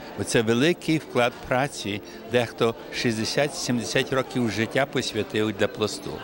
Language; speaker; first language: Ukrainian; early bilingual, heritage; Ukrainian